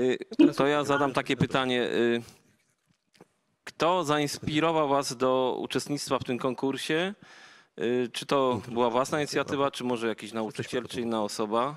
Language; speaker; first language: Polish; native; Polish